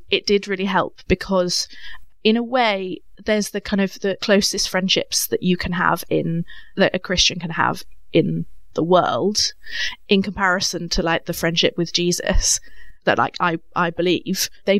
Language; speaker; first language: English; native; English